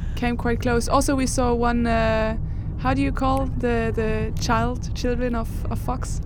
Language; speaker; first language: English; non-native, fluent; German